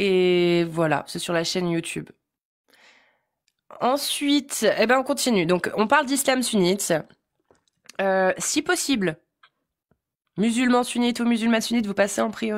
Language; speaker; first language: French; native; French